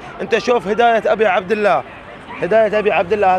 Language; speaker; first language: Arabic; native; Arabic